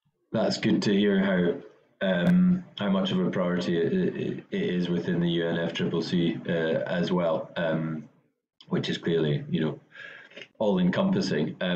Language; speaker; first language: English; native; English